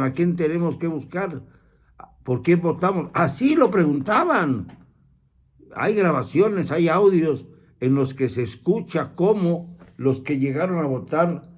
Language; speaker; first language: Spanish; native; Spanish